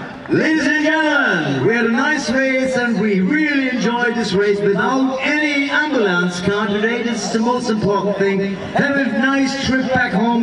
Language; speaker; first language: English; non-native, fluent; German